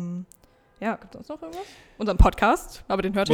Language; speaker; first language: German; native; German